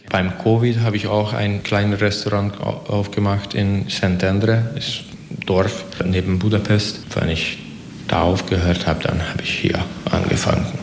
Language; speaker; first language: German; non-native, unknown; Hungarian